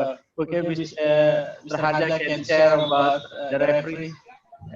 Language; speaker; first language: English; non-native, learner; Indonesian